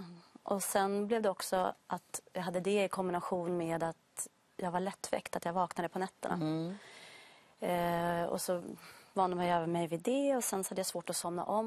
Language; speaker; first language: Swedish; native; Swedish